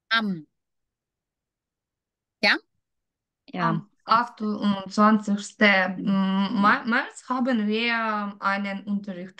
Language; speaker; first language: German; non-native, learner; Ukrainian